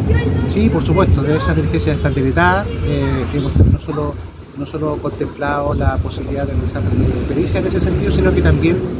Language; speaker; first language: Spanish; native; Spanish